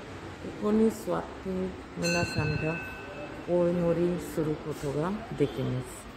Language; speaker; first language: Japanese; non-native, learner; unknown